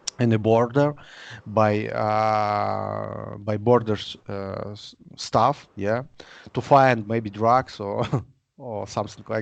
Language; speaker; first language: English; non-native, learner; Russian